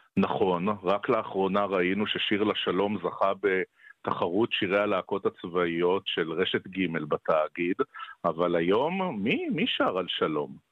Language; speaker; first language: Hebrew; native; Hebrew